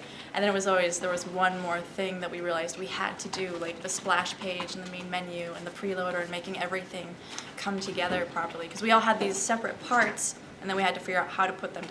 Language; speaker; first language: English; native; English